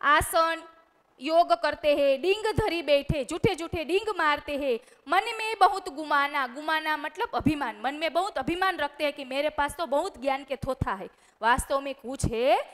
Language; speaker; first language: Hindi; non-native, local second language; Gujarati